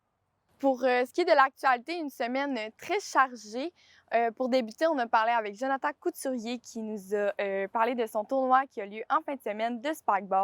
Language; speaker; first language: French; native; French